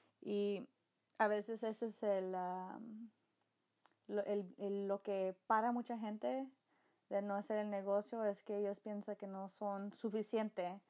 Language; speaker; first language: Spanish; early bilingual, heritage; Spanish